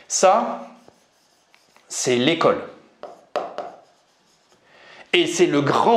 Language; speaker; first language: French; native; French